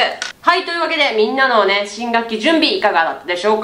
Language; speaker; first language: Japanese; native; Japanese